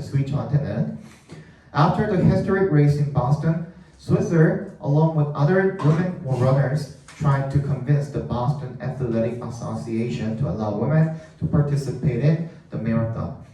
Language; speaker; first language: English; non-native, fluent; Korean